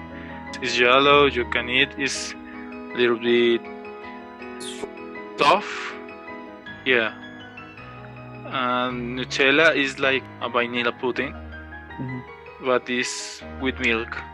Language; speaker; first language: English; non-native, learner; Spanish